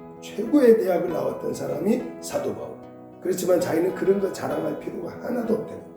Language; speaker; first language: Korean; native; Korean